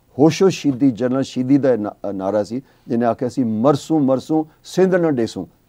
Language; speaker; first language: Punjabi; native; Punjabi